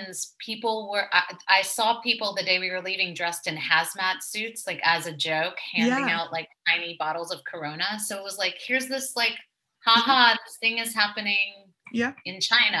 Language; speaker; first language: English; native; English